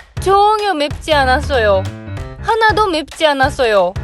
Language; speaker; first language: Korean; non-native, learner; Japanese